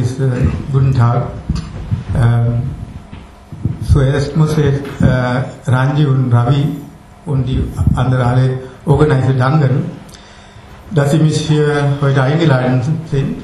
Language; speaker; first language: German; non-native, learner; Sinhala